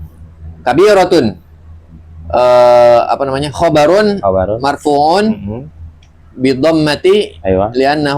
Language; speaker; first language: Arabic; non-native, learner; Indonesian